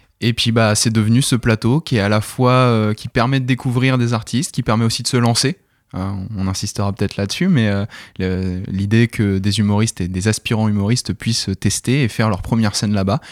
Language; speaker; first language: French; native; French